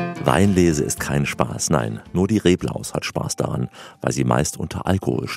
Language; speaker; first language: German; native; German